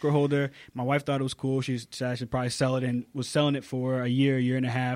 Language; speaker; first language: English; native; English